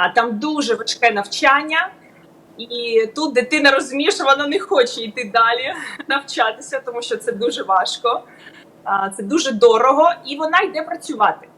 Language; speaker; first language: Ukrainian; native; Ukrainian